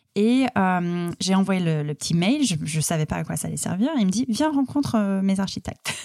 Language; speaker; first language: French; non-native, fluent; English